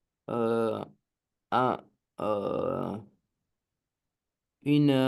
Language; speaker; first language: French; non-native, learner; Romanian